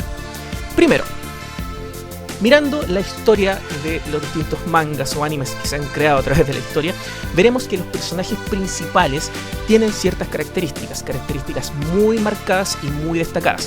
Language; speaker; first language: Spanish; native; Spanish